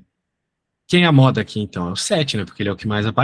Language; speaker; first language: Portuguese; native; Portuguese